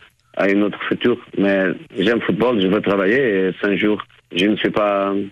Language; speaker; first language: French; non-native, fluent; Portuguese